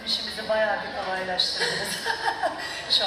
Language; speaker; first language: Turkish; native; Turkish